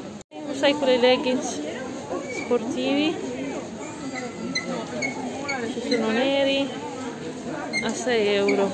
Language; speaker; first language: Italian; non-native, local second language; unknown